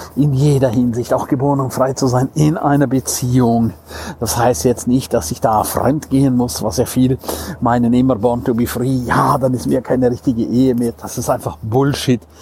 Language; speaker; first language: German; non-native, local second language; Romansh